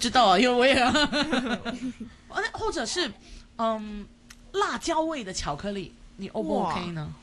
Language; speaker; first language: Chinese; non-native, local second language; Cantonese